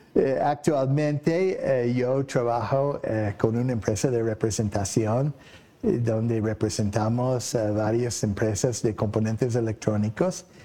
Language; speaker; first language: Spanish; non-native, fluent; English